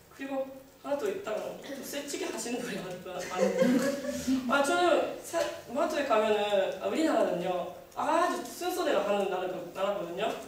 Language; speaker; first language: Korean; non-native, fluent; Japanese